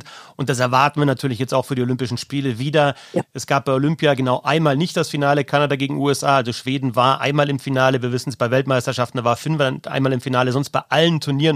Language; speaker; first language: German; native; German